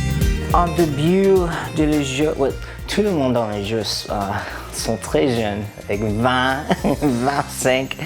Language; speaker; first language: French; non-native, learner; English